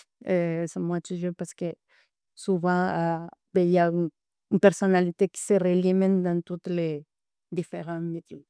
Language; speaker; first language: French; non-native, fluent; Spanish